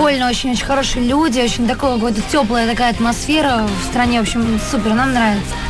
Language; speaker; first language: Russian; native; Russian